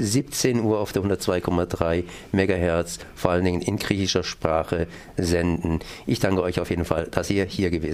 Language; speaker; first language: German; native; German